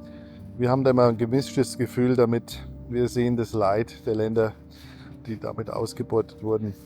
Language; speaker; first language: German; native; German